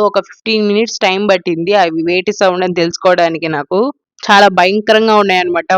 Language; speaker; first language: Telugu; non-native, local second language; Tamil